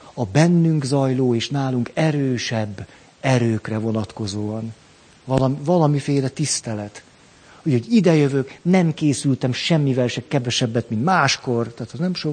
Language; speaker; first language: Hungarian; native; Hungarian